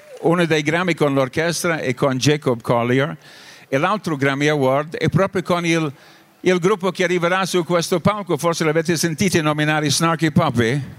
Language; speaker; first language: Italian; non-native, fluent; English